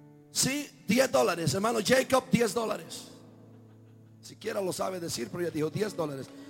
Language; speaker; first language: Spanish; native; Spanish